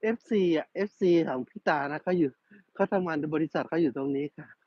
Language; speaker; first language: Thai; non-native, fluent; Burmese